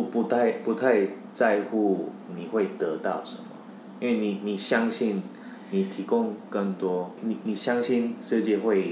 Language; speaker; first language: Chinese; non-native, fluent; Korean